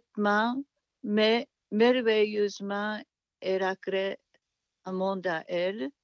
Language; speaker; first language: French; non-native, fluent; Japanese